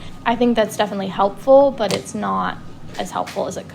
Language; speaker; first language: English; native; English